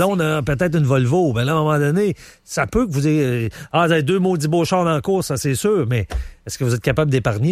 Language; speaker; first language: French; native; French